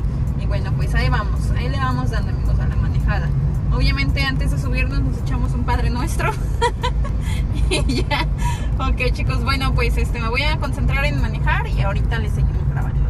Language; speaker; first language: Spanish; native; Spanish